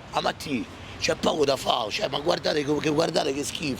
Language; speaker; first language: Italian; native; Italian